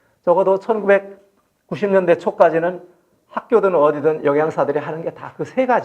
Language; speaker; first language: Korean; native; Korean